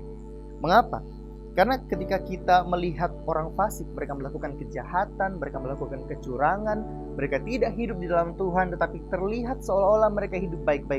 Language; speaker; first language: Indonesian; native; Indonesian